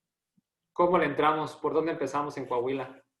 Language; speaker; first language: Spanish; native; Spanish